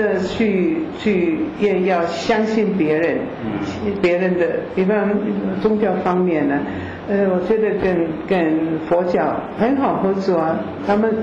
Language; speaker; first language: Chinese; non-native, fluent; German